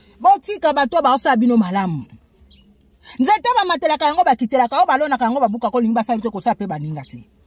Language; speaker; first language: Lingala; non-native, local second language; Kongo